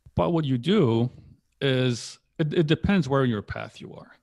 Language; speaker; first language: English; early bilingual, other home language; Polish